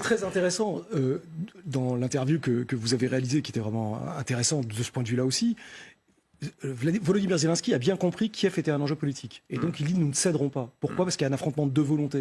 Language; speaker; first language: French; native; French